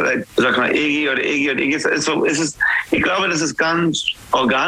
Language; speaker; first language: German; non-native, fluent; English